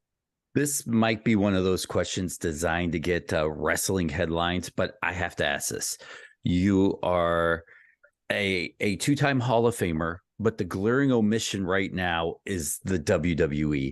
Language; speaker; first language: English; native; English